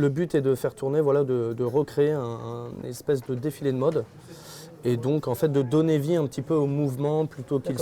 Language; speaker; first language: French; native; French